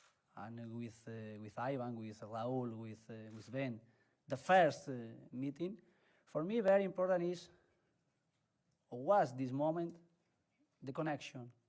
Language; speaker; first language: English; non-native, learner; Spanish